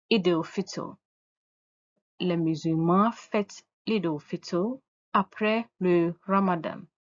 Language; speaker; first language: French; non-native, fluent; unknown